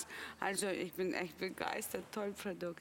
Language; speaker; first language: German; non-native, fluent; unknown